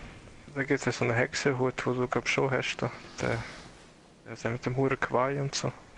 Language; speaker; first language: German; native; German